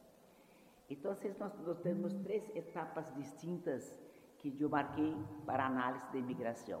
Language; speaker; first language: Spanish; non-native, fluent; Portuguese